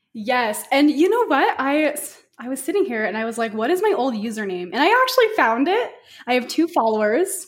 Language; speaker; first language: English; native; English